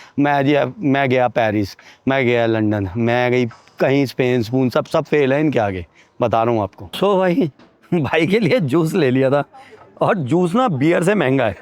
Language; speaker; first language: Hindi; native; Hindi